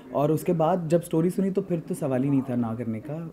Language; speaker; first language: Hindi; native; Hindi